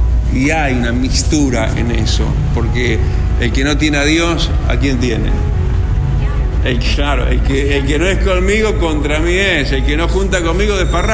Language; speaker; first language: Spanish; native; Spanish